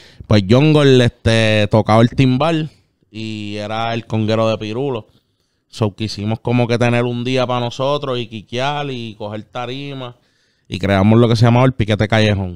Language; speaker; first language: Spanish; native; Spanish